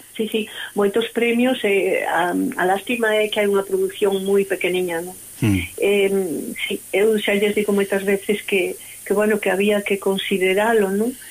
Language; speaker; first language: Galician; native; Galician